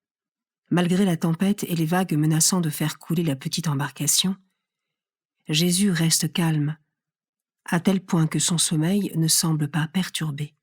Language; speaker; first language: French; native; French